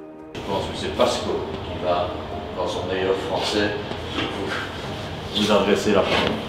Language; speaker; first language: French; native; French